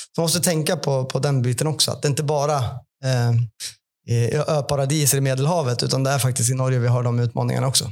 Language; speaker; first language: Swedish; native; Swedish